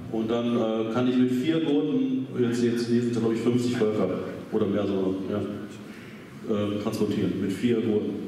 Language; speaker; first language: German; native; German